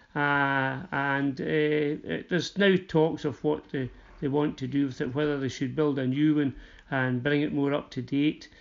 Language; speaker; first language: English; native; English